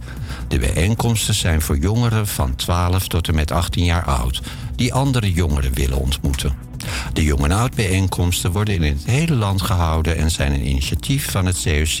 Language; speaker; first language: Dutch; native; Dutch